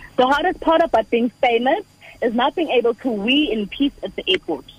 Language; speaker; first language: English; non-native, local second language; Xhosa